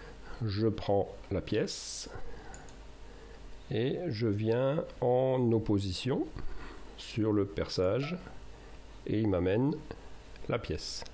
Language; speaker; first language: French; native; French